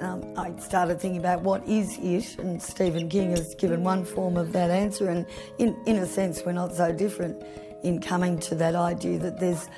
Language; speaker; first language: English; native; English